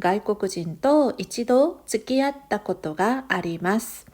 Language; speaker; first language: Japanese; non-native, fluent; Korean